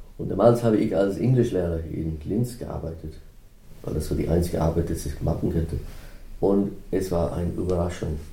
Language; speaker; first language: German; non-native, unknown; English